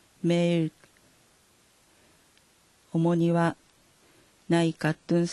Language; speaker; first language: Korean; non-native, fluent; Japanese